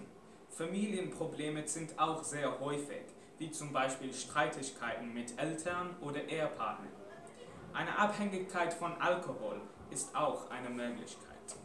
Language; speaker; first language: German; non-native, fluent; English